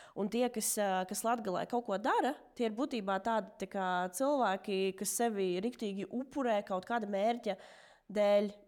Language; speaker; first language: Latvian; non-native, local second language; Russian